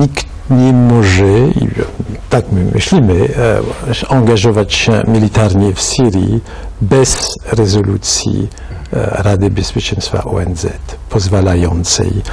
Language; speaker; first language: Polish; non-native, fluent; French